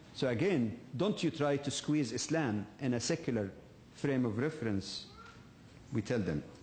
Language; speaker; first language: English; non-native, fluent; Arabic